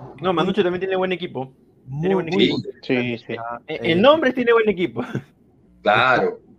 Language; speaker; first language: Spanish; native; Spanish